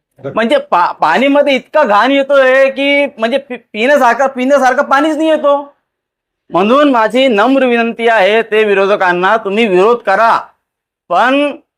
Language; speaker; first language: Marathi; non-native, local second language; Urdu